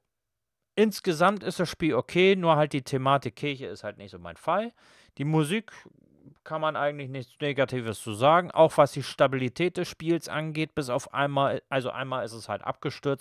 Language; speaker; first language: German; native; German